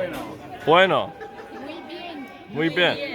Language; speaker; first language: Spanish; non-native, learner; Estonian